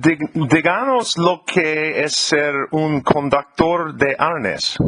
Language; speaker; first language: Spanish; non-native, learner; English